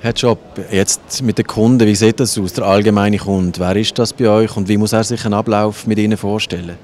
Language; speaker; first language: German; native; German